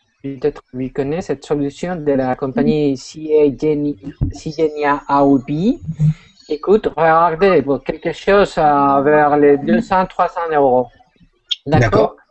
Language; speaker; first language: French; non-native, fluent; Spanish